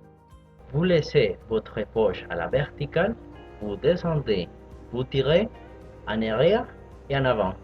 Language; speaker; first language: French; non-native, fluent; Spanish